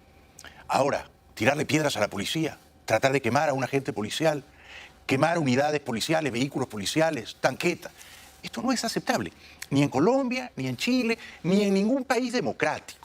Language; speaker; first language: Spanish; native; Spanish